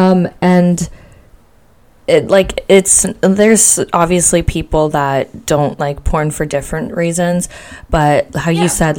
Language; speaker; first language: English; native; English